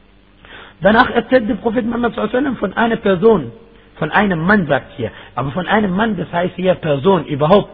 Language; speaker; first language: German; non-native, fluent; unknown